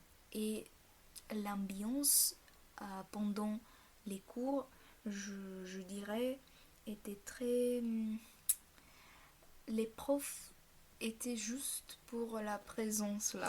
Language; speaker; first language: French; non-native, fluent; Bulgarian